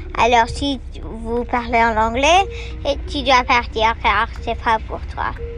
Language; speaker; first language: French; non-native, learner; English